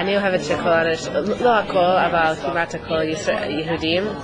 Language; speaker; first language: Hebrew; non-native, learner; English